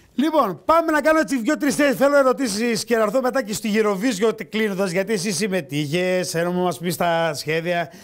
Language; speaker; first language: Greek; native; Greek